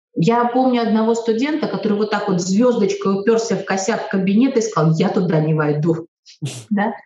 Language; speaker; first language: Russian; native; Russian